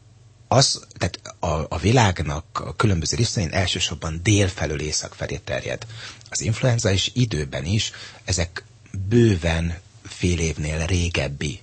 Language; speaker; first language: Hungarian; native; Hungarian